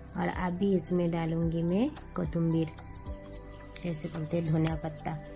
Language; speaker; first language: Hindi; non-native, local second language; Bangla